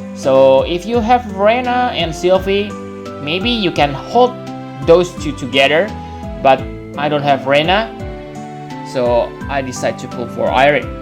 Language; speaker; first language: English; non-native, fluent; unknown